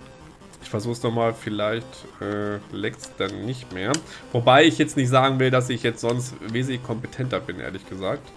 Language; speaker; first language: German; native; German